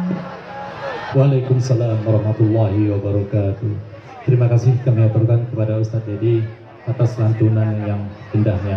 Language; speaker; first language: Indonesian; native; Indonesian